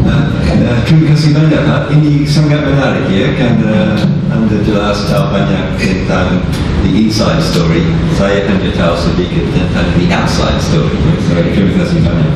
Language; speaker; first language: Indonesian; non-native, fluent; English